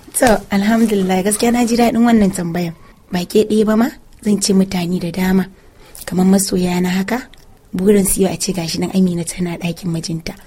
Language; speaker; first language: Hausa; non-native, local second language; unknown